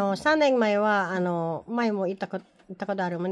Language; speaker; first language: Japanese; non-native, learner; Filipino